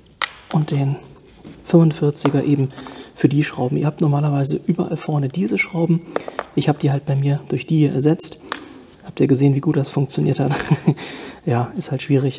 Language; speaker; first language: German; native; German